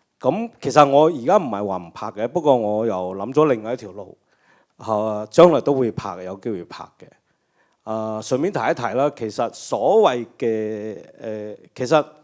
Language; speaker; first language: Cantonese; native; Cantonese